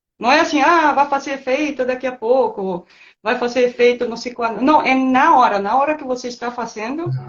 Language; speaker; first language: Portuguese; non-native, fluent; Spanish